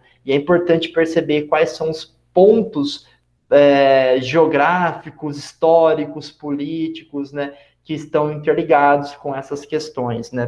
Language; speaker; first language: Portuguese; native; Portuguese